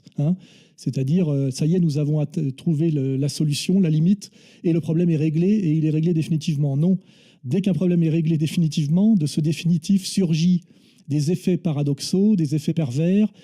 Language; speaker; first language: French; native; French